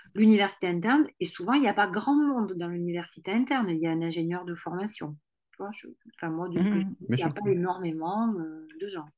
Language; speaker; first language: French; native; French